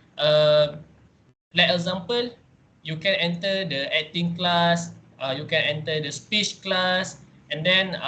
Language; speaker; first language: English; non-native, learner; Malay